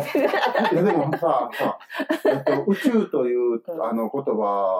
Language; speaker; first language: Japanese; native; Japanese